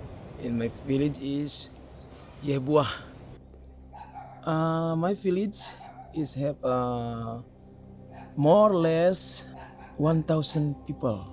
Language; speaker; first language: English; non-native, learner; Balinese